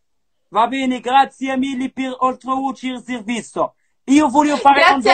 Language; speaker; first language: Italian; non-native, learner; Arabic